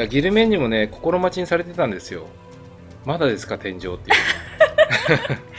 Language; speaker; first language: Japanese; native; Japanese